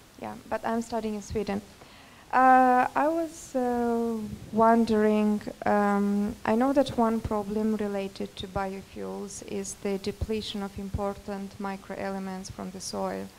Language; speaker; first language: English; non-native, fluent; Romanian